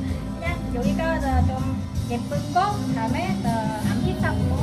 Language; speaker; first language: Korean; non-native, learner; Vietnamese